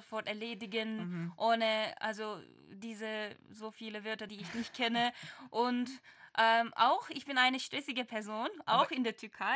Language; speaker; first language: German; non-native, learner; Turkish